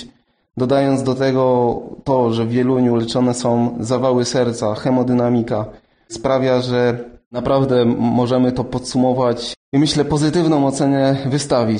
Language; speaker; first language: Polish; native; Polish